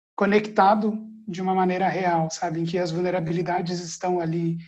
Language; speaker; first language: Portuguese; early bilingual, other home language; Arabic